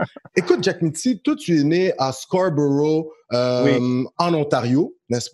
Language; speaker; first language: French; native; French